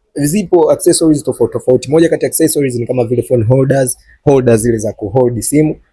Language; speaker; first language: Swahili; native; Swahili